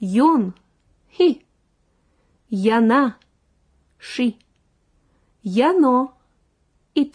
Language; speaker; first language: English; non-native, fluent; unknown